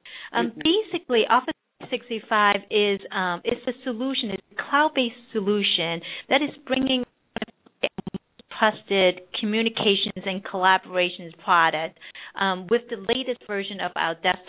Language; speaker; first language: English; non-native, local second language; Cantonese